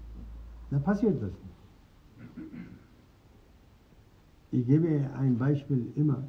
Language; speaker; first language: German; non-native, fluent; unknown